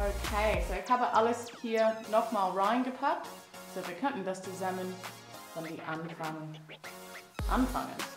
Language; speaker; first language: German; non-native, learner; English